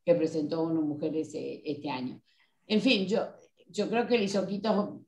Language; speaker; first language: Spanish; native; Spanish